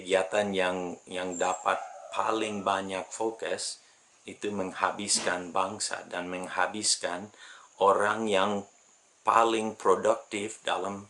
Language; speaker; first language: Indonesian; non-native, fluent; English